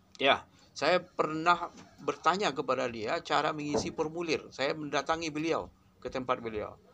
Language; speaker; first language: Indonesian; non-native, local second language; Minangkabau